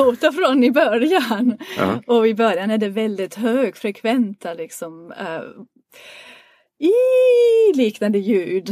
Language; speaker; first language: Swedish; non-native, fluent; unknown